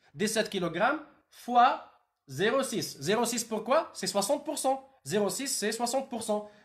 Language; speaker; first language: French; non-native, local second language; Arabic